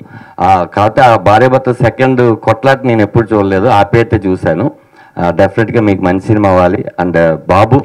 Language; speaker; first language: Telugu; native; Telugu